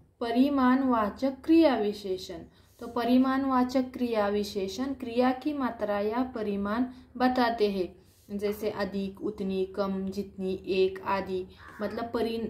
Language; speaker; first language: Hindi; non-native, local second language; Marathi